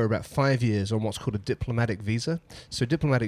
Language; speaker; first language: English; native; English